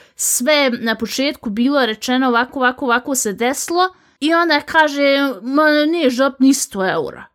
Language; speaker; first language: Bosnian; early bilingual, heritage; Bosnian